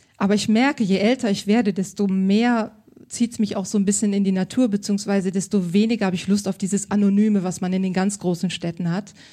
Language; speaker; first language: German; native; German